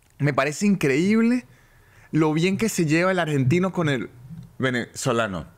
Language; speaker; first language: Spanish; native; Spanish